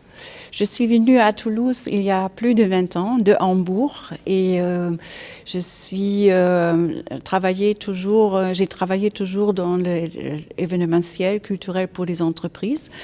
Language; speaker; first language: French; non-native, fluent; German